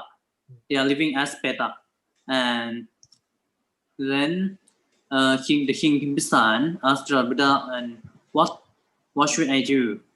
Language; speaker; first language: English; non-native, learner; Thai